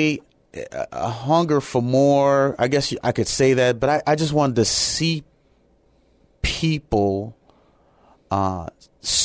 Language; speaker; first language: English; native; English